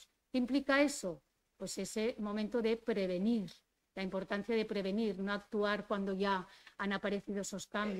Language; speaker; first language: Spanish; native; Spanish